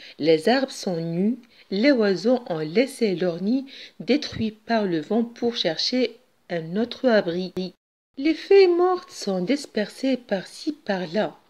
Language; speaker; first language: French; non-native, local second language; Arabic